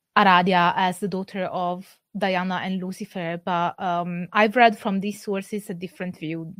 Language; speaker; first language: English; non-native, fluent; Italian